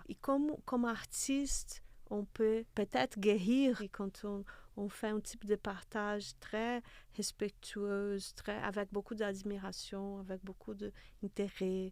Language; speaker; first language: French; non-native, fluent; Portuguese